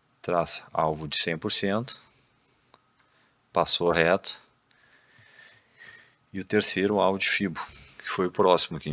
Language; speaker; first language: Portuguese; native; Portuguese